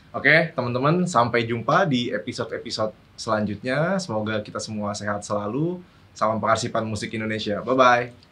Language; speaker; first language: Indonesian; native; Indonesian